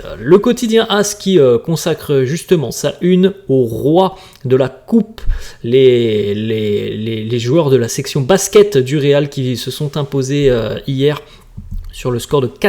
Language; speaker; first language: French; native; French